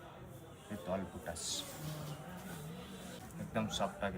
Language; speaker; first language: Kannada; non-native, local second language; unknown